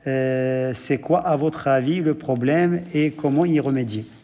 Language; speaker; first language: French; non-native, local second language; Arabic